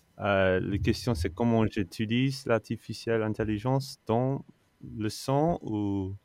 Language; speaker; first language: French; non-native, fluent; English